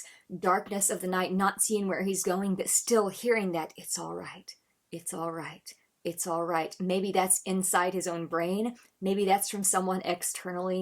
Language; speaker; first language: English; native; English